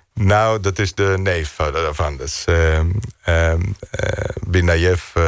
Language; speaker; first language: Dutch; non-native, fluent; Greek